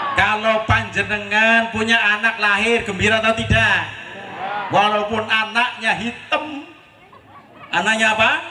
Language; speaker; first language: Indonesian; non-native, local second language; Javanese